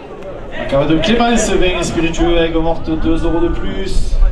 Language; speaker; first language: French; native; French